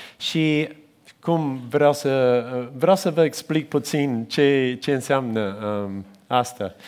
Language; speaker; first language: Romanian; non-native, fluent; English